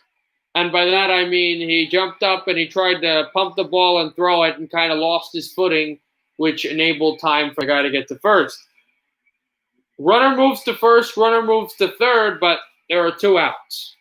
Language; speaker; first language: English; native; English